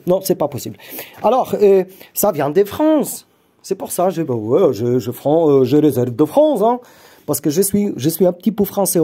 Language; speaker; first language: French; non-native, learner; Polish